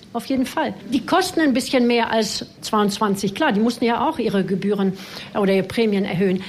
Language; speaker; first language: German; non-native, fluent; French